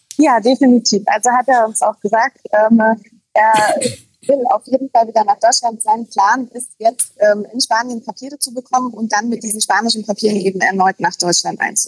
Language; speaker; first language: German; native; German